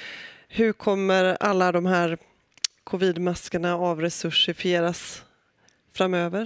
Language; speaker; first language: Swedish; native; Swedish